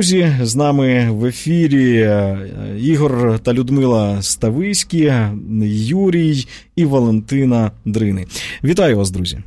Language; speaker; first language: Ukrainian; native; Ukrainian